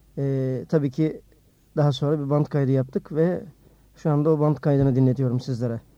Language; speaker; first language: Turkish; native; Turkish